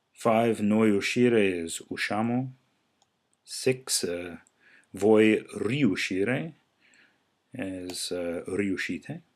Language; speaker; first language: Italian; non-native, fluent; English